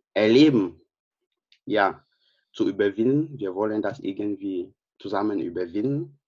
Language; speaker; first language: German; non-native, fluent; French